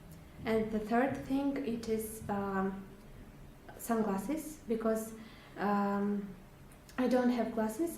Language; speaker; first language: English; non-native, learner; Russian